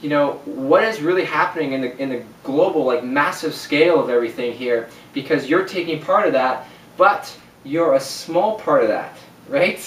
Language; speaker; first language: English; native; English